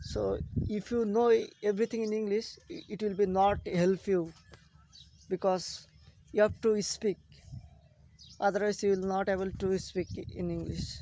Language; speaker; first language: English; non-native, learner; Bangla